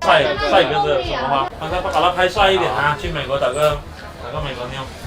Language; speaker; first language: Chinese; native; Chinese